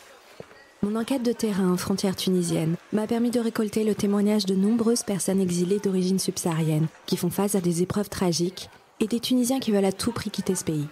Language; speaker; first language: French; native; French